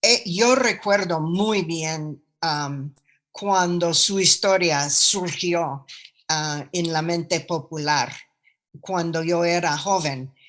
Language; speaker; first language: Spanish; non-native, fluent; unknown